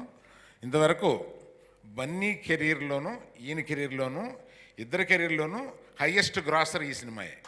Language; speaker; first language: Telugu; native; Telugu